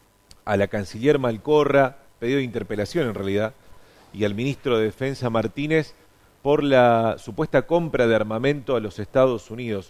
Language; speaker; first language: Spanish; native; Spanish